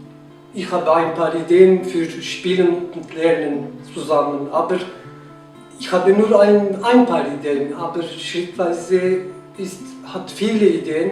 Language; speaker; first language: German; non-native, learner; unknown